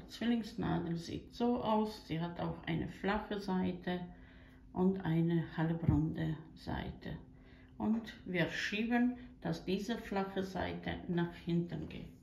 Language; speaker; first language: German; non-native, learner; Croatian